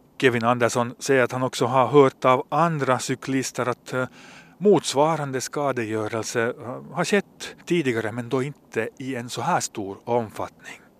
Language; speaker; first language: Swedish; native; Swedish